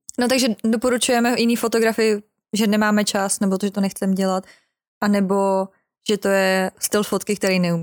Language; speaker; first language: Czech; native; Czech